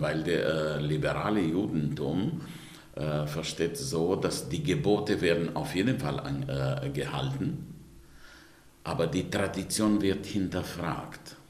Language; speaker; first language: German; non-native, fluent; Romanian